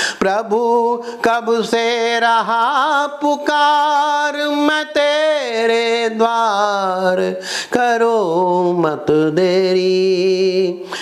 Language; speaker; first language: Hindi; native; Hindi